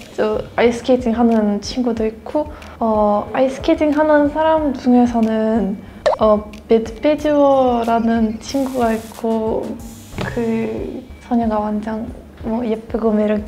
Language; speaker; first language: Korean; non-native, fluent; Russian